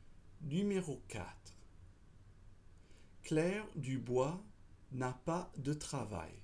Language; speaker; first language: French; non-native, fluent; English